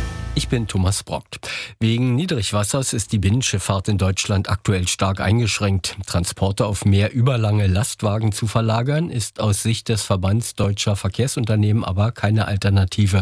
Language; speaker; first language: German; native; German